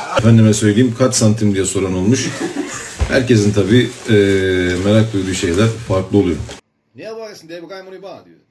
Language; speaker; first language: Turkish; early bilingual, heritage; Turkish